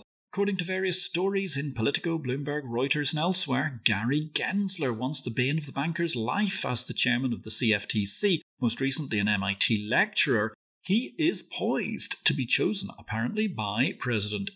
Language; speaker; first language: English; native; English